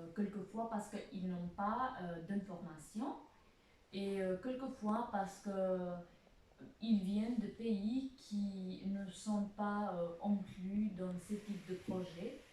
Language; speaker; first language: French; non-native, fluent; Albanian